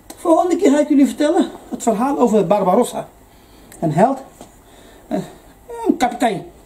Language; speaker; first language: Dutch; early bilingual, other home language; Arabic